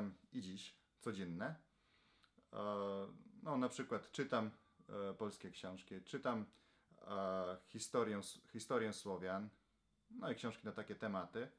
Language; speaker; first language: Polish; non-native, fluent; Slovenian